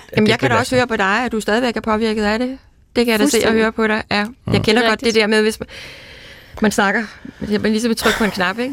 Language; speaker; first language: Danish; native; Danish